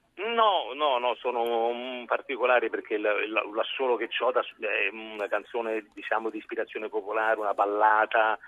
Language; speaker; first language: Italian; native; Italian